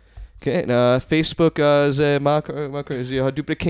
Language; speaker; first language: Hebrew; non-native, fluent; English